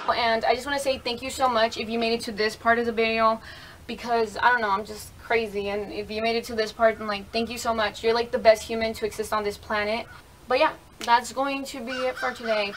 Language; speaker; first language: English; early bilingual, other home language; Spanish